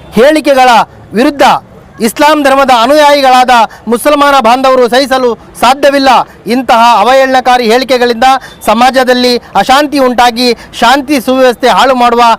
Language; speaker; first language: Kannada; non-native, local second language; Urdu